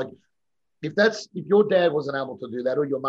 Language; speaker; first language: English; native; English